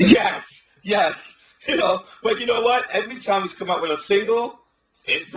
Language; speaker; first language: English; native; English